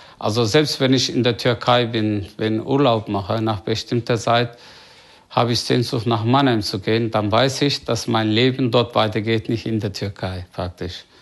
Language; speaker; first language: German; non-native, fluent; Turkish